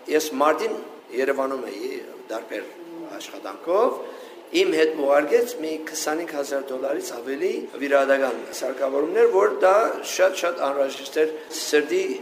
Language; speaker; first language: Armenian; native; Armenian